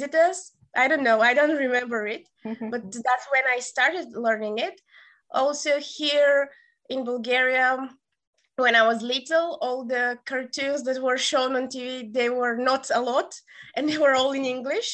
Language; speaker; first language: English; non-native, fluent; Bulgarian